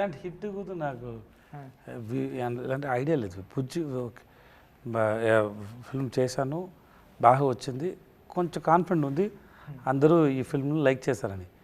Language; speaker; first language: Telugu; non-native, learner; Tamil